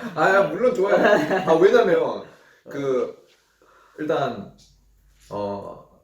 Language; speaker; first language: Korean; native; Korean